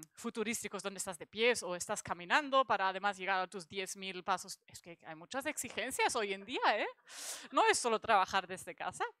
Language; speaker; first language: Spanish; non-native, fluent; German